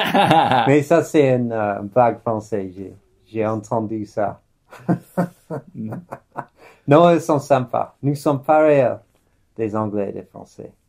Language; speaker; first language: French; non-native, fluent; English